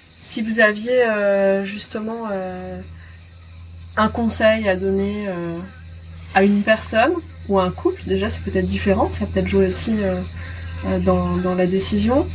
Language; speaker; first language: French; native; French